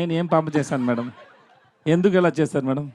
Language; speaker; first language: Telugu; non-native, learner; Tamil